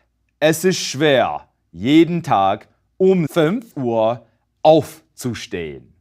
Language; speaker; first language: German; non-native, fluent; English